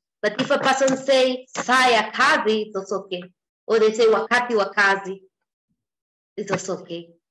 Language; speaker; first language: English; non-native, local second language; Swahili